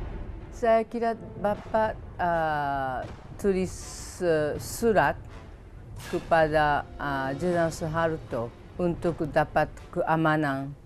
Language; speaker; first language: Indonesian; non-native, fluent; Japanese